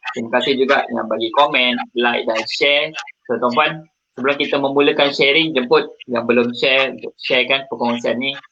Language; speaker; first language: Malay; native; Malay